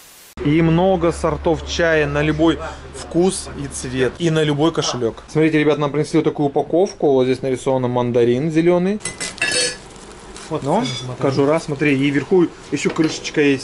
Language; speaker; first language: Russian; native; Russian